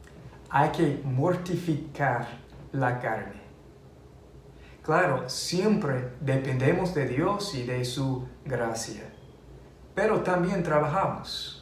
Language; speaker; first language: Spanish; non-native, fluent; English